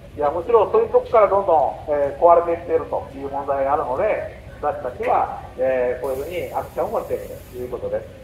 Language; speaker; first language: Japanese; native; Japanese